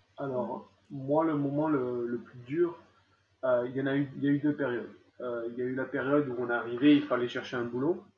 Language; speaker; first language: French; native; French